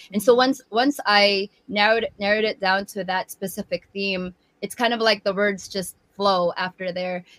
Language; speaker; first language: English; early bilingual, other home language; Waray